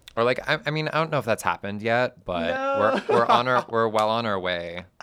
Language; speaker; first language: English; native; English